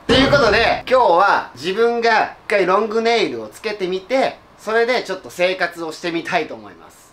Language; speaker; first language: Japanese; native; Japanese